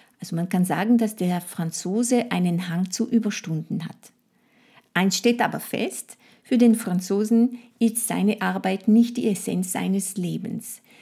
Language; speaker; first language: German; non-native, fluent; French